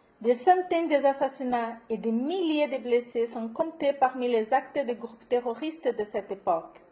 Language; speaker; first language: French; non-native, fluent; Portuguese